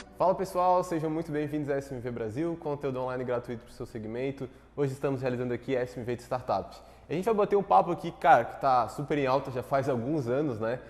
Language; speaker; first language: Portuguese; native; Portuguese